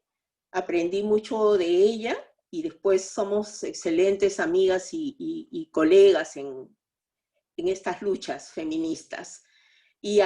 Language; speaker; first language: Spanish; native; Spanish